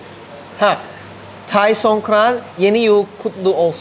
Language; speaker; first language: Turkish; non-native, learner; Thai